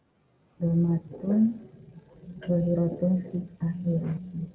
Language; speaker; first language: Arabic; non-native, learner; Indonesian